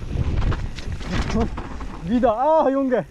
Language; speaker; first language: German; non-native, fluent; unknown